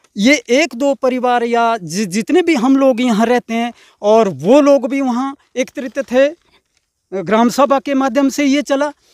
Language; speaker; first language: Hindi; non-native, local second language; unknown